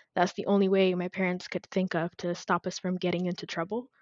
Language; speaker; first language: English; non-native, fluent; Amharic